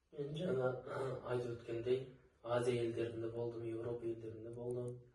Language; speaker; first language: Kazakh; non-native, local second language; Uzbek